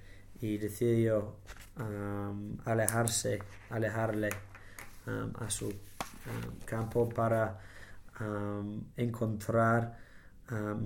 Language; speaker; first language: Spanish; non-native, learner; English